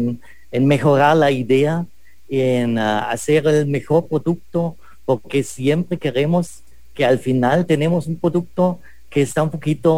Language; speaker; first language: Spanish; non-native, fluent; German